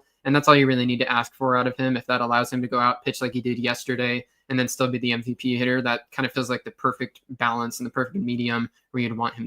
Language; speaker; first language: English; native; English